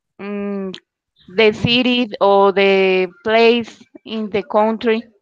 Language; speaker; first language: English; non-native, learner; Spanish